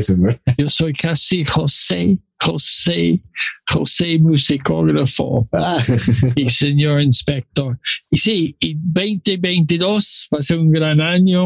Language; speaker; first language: Spanish; non-native, learner; English